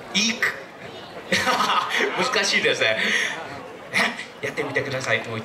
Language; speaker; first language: Japanese; non-native, fluent; Thai